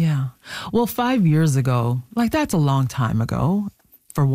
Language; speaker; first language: English; native; English